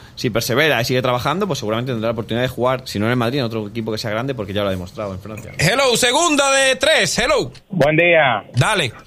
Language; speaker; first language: Spanish; native; Spanish